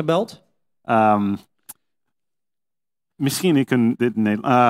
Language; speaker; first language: Dutch; non-native, learner; English